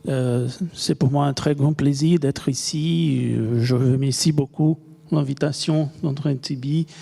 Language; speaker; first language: French; non-native, fluent; Portuguese